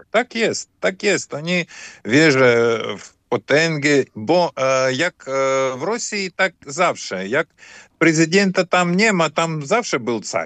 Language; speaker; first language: Polish; non-native, fluent; Ukrainian